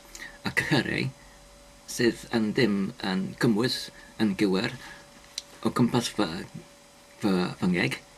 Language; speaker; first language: Welsh; non-native, learner; English